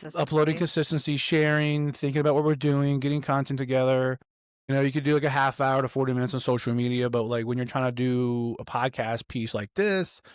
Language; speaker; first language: English; native; English